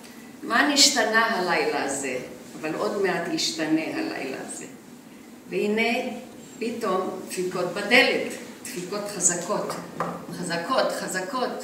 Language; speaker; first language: Hebrew; non-native, fluent; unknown